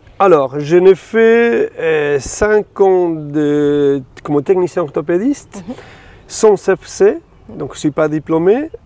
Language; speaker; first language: French; non-native, fluent; Spanish